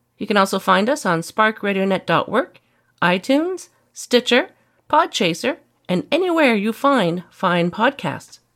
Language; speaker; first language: English; native; English